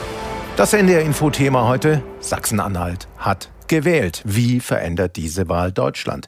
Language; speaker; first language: German; native; German